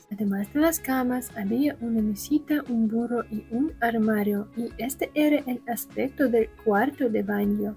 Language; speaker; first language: Spanish; non-native, fluent; Russian